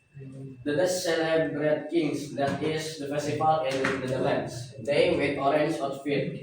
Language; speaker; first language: English; non-native, learner; Indonesian